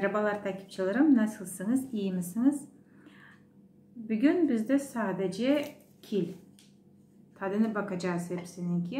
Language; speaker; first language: Turkish; non-native, learner; Russian